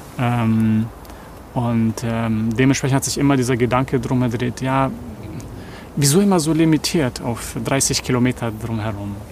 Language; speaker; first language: German; early bilingual, other home language; Serbian